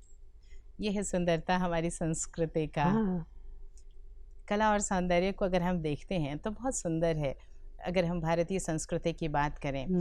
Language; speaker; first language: Hindi; native; Hindi